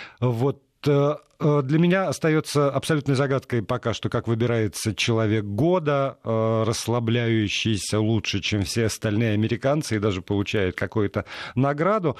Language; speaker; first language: Russian; native; Russian